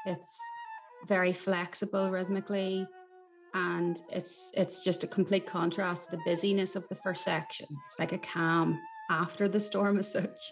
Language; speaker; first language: English; native; English